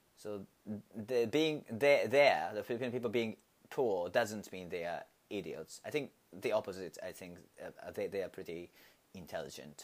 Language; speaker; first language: English; non-native, learner; Japanese